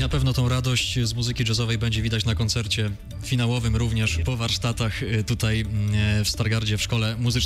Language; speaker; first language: Polish; native; Polish